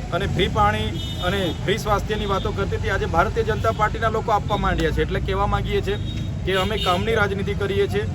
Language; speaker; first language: Gujarati; non-native, local second language; Vasavi